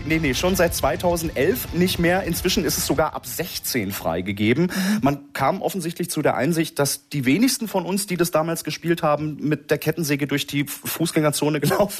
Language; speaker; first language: German; native; German